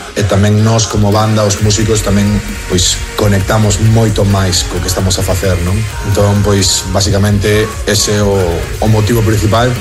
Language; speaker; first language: Galician; non-native, local second language; Spanish